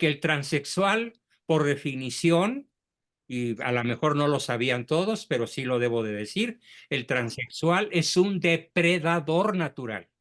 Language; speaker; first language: Spanish; native; Spanish